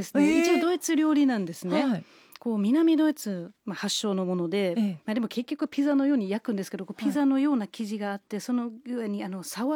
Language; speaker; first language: Japanese; non-native, fluent; German